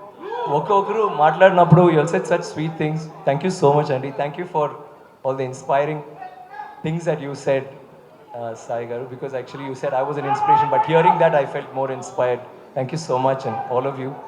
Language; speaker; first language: Telugu; non-native, local second language; Tamil